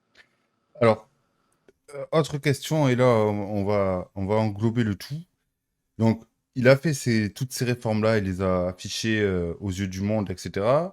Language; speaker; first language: French; native; French